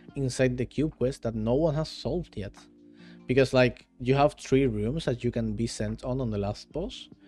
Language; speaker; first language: English; non-native, fluent; Spanish